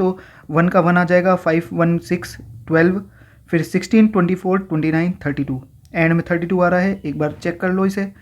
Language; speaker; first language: Hindi; native; Hindi